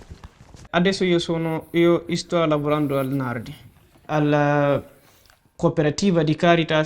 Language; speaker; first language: Italian; non-native, learner; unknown